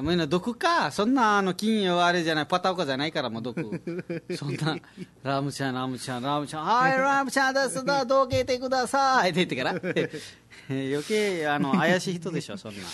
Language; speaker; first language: Japanese; non-native, fluent; Nepali